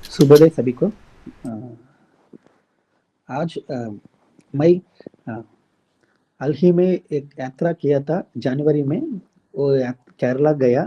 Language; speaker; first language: Hindi; non-native, local second language; Telugu